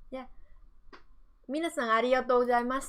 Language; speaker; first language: Japanese; non-native, learner; Vietnamese